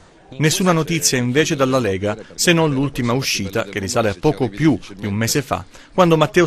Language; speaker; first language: Italian; native; Italian